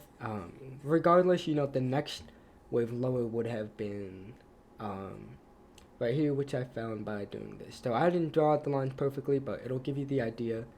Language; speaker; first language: English; native; English